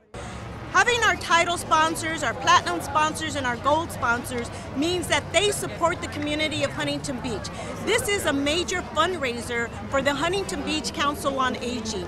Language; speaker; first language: English; native; English